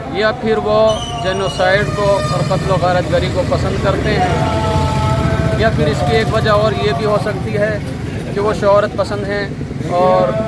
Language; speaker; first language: Urdu; native; Urdu